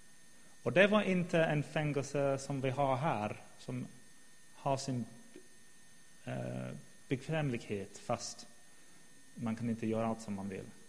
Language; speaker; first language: Swedish; non-native, fluent; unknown